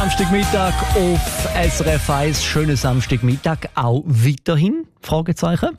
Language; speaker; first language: German; native; German